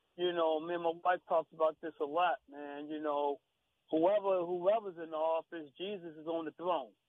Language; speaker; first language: English; native; English